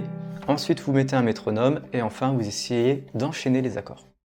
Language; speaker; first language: French; native; French